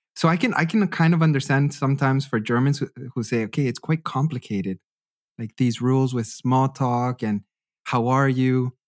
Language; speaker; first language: English; native; English